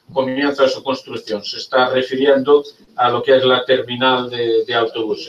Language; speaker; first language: Spanish; non-native, local second language; Galician